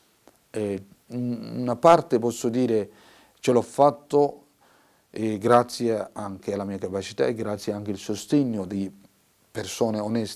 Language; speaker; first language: Italian; non-native, fluent; Somali